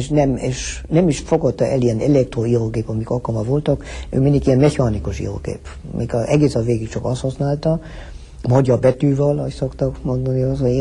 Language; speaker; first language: Hungarian; early bilingual, heritage; Hungarian